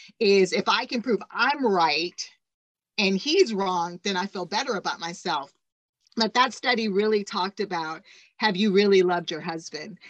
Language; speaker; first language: English; native; English